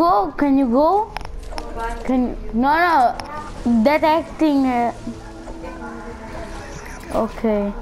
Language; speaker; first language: English; non-native, learner; Italian